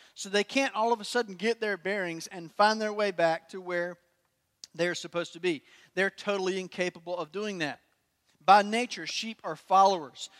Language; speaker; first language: English; native; English